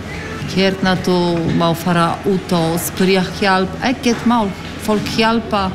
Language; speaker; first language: Icelandic; non-native, learner; Polish